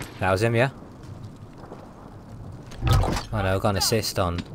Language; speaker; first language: English; native; English